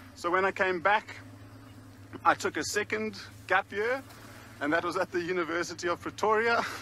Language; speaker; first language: English; native; English